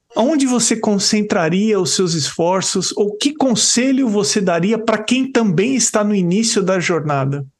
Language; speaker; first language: Portuguese; native; Portuguese